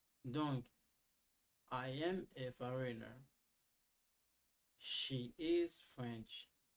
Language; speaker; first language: English; non-native, fluent; Lingala